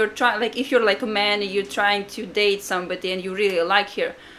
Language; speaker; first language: English; non-native, fluent; Latvian